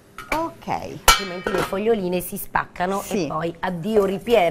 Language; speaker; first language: Italian; native; Italian